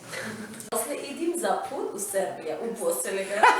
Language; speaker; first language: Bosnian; non-native, learner; Persian